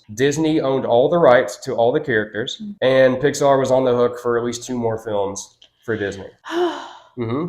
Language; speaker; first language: English; native; English